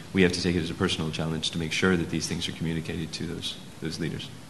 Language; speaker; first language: English; native; English